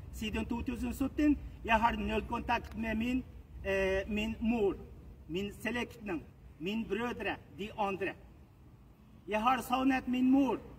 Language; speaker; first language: Norwegian; non-native, learner; Uyghur